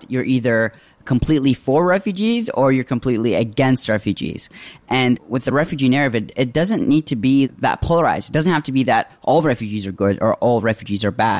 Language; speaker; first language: English; early bilingual, other home language; Arabic